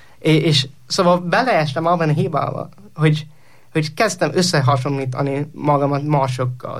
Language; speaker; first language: Hungarian; non-native, learner; English